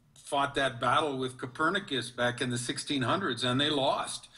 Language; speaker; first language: English; native; English